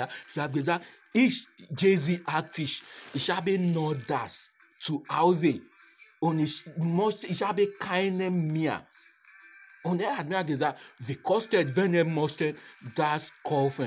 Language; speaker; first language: German; non-native, learner; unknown